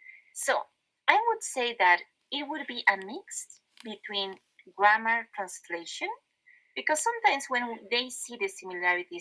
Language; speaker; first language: English; non-native, fluent; Spanish